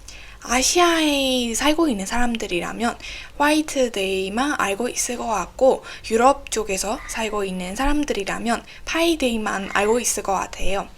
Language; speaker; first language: Korean; non-native, fluent; Burmese